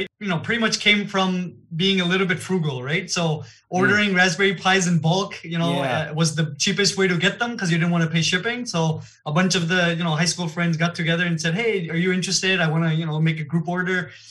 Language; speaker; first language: English; non-native, fluent; Gujarati